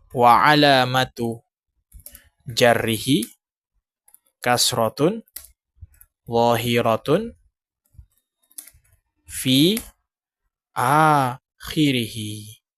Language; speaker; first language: Arabic; non-native, fluent; Indonesian